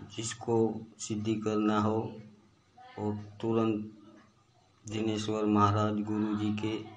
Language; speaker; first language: Hindi; non-native, local second language; Gujarati